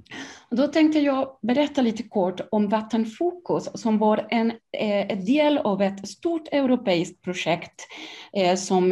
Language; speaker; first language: Swedish; non-native, fluent; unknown